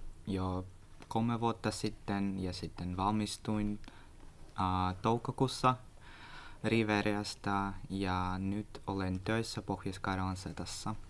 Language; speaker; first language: Finnish; non-native, learner; Russian